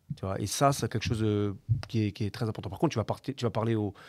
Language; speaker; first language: French; native; French